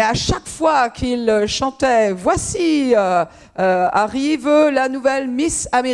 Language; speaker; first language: French; native; French